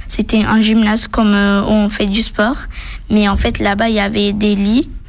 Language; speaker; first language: French; early bilingual, other home language; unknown